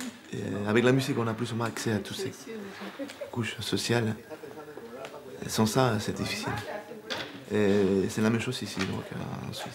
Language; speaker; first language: French; non-native, fluent; Spanish